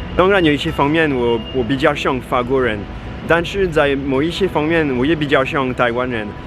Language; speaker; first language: Chinese; non-native, fluent; French